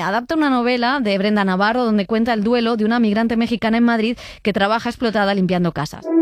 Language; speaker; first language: Spanish; native; Spanish